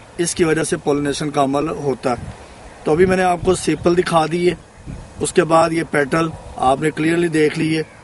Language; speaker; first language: Urdu; non-native, local second language; Punjabi